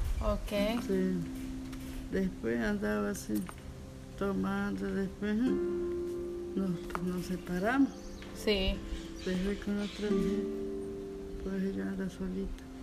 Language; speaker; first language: Spanish; non-native, local second language; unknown